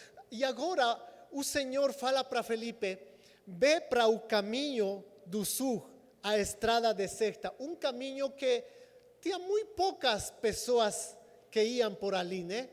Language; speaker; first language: Portuguese; non-native, fluent; Spanish